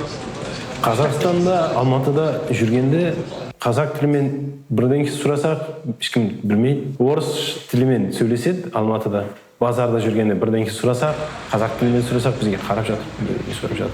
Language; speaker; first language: Kazakh; early bilingual, heritage; Kazakh